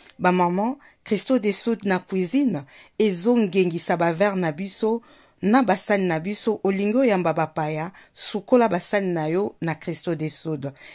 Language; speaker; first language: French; non-native, local second language; Lingala